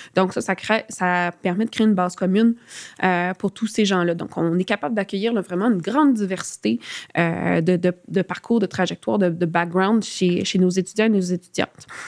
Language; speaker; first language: French; native; French